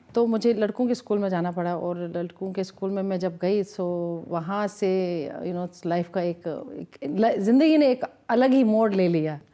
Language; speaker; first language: Hindi; non-native, local second language; Kashmiri